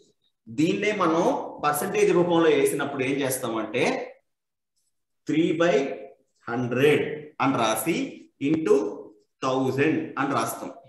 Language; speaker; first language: Telugu; native; Telugu